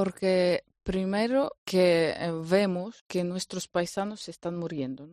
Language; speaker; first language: Spanish; non-native, fluent; Ukrainian